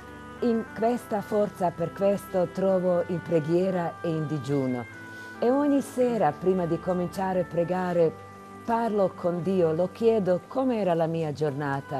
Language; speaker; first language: Italian; non-native, fluent; Croatian